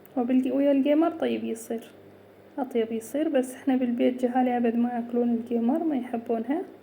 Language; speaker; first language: Arabic; native; Arabic